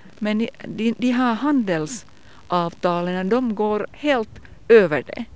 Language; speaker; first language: Swedish; non-native, local second language; Finnish